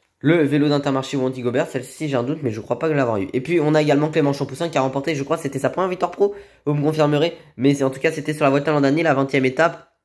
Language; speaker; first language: French; native; French